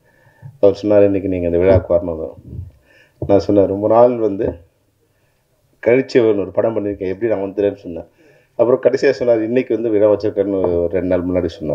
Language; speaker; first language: Tamil; native; Tamil